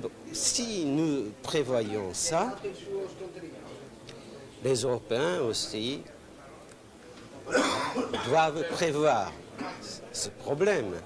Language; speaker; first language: French; non-native, fluent; Japanese